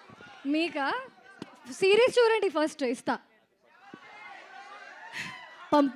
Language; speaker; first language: Telugu; non-native, learner; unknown